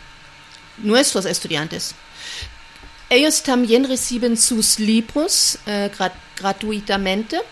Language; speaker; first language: Spanish; non-native, fluent; German